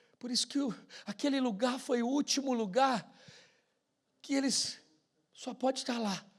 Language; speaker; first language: Portuguese; native; Portuguese